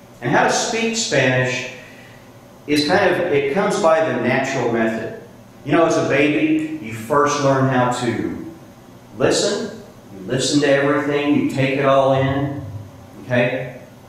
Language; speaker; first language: English; native; English